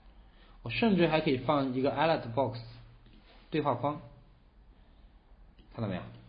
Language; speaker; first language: Chinese; native; Chinese